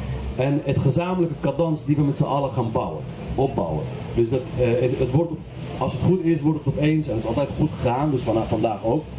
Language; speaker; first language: Dutch; non-native, fluent; Arabic